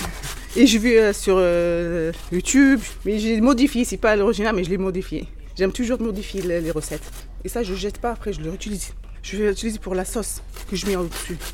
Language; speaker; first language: French; non-native, learner; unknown